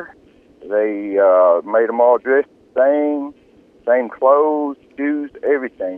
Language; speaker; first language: English; early bilingual, other home language; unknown